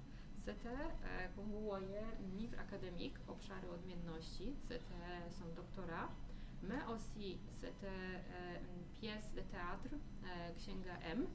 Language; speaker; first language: French; non-native, fluent; Polish